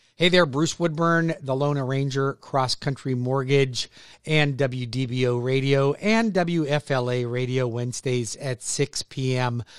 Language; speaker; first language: English; native; English